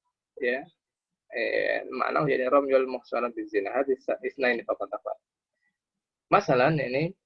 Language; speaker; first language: Arabic; non-native, fluent; Indonesian